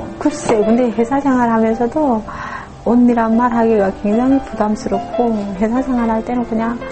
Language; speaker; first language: Korean; native; Korean